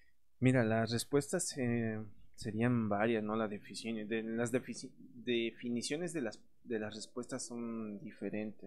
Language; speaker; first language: Spanish; native; Spanish